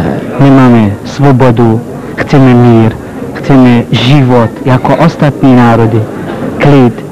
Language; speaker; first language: Czech; non-native, learner; Kurdish